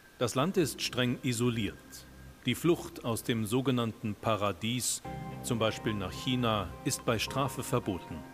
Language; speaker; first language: German; native; German